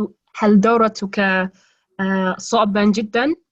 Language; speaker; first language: Arabic; non-native, learner; English